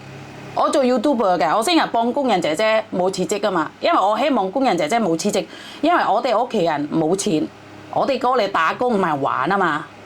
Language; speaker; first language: Cantonese; non-native, fluent; Javanese